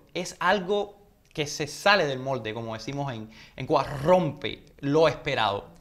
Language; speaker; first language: Spanish; native; Spanish